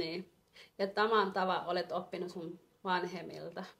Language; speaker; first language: Finnish; non-native, fluent; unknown